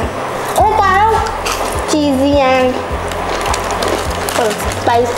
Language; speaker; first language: English; non-native, local second language; Hindi